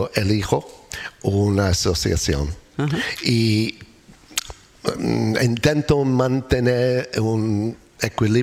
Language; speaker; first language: Spanish; non-native, learner; English